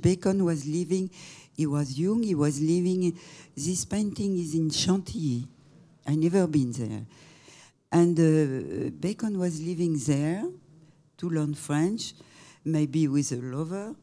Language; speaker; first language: English; non-native, fluent; French